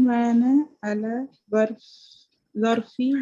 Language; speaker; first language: Arabic; non-native, learner; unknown